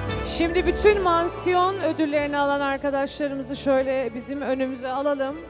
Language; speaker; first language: Turkish; native; Turkish